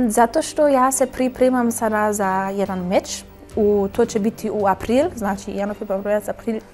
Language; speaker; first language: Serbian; early bilingual, heritage; German